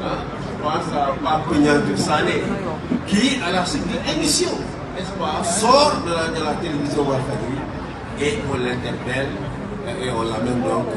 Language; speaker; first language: French; non-native, local second language; Wolof